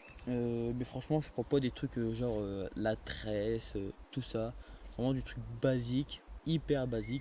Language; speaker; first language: French; native; French